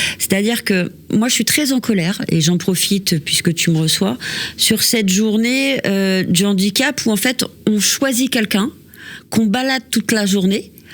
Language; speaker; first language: French; native; French